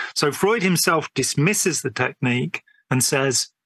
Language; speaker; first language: English; native; English